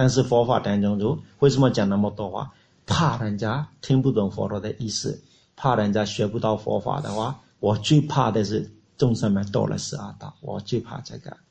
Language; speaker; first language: Chinese; non-native, learner; Burmese